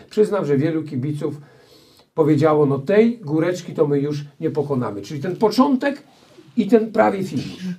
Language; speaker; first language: Polish; native; Polish